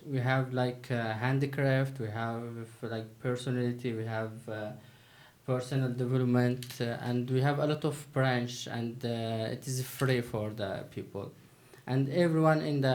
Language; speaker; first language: English; non-native, learner; Turkish